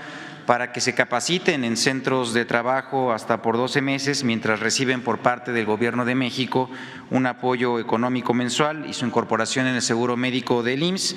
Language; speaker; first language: Spanish; native; Spanish